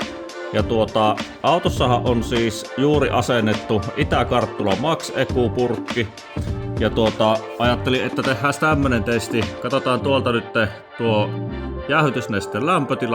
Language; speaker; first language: Finnish; native; Finnish